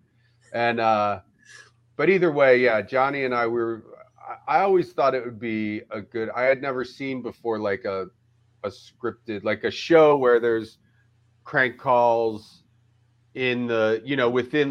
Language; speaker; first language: English; native; English